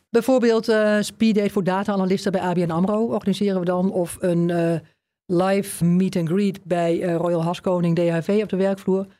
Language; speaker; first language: Dutch; native; Dutch